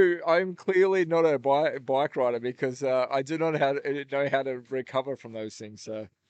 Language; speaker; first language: English; native; English